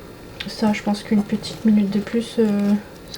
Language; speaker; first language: French; native; French